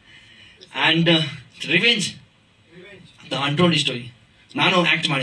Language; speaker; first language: Kannada; non-native, learner; Hindi